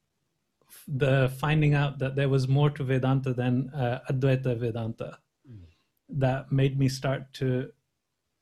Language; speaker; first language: English; native; English